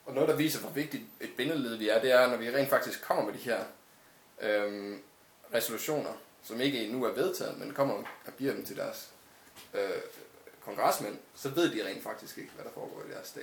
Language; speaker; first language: Danish; native; Danish